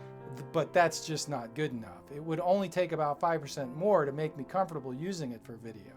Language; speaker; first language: English; native; English